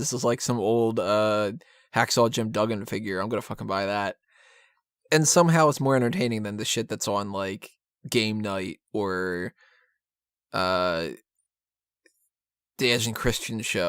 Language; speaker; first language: English; native; English